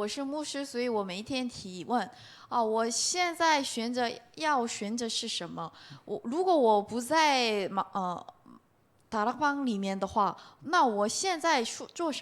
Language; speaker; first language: Chinese; non-native, learner; Korean